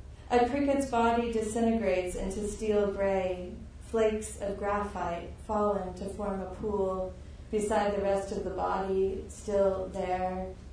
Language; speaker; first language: English; native; English